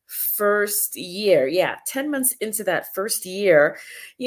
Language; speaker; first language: English; early bilingual, other home language; Spanish